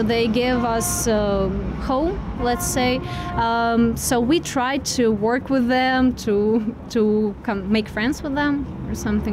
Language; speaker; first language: English; non-native, fluent; Russian